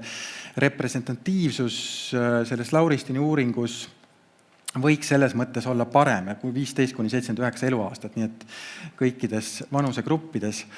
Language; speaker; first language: Estonian; native; Estonian